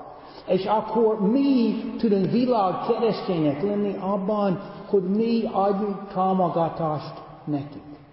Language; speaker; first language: Hungarian; non-native, fluent; English